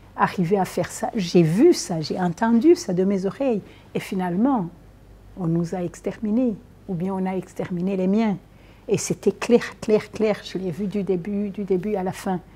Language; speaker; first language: French; non-native, local second language; Kinyarwanda